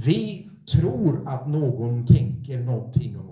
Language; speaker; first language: Swedish; non-native, fluent; English